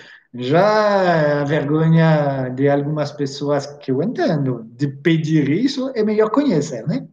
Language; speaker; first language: Portuguese; non-native, fluent; French